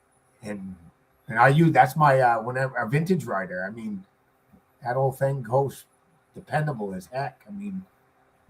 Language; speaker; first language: English; native; English